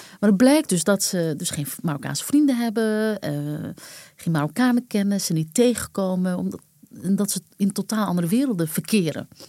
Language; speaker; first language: Dutch; early bilingual, other home language; Arabic